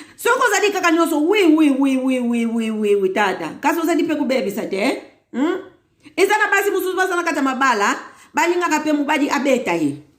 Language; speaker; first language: Lingala; non-native, local second language; Kongo